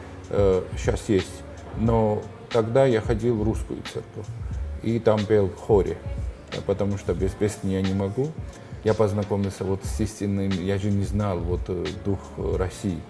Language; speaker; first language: Russian; non-native, fluent; Georgian